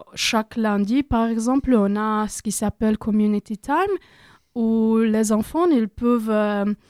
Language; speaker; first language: French; non-native, learner; Croatian